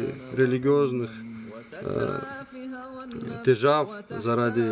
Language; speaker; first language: Slovenian; non-native, learner; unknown